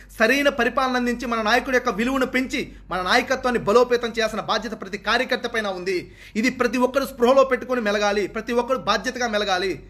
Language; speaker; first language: Telugu; native; Telugu